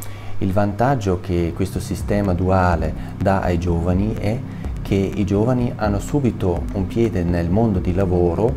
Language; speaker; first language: Italian; non-native, local second language; German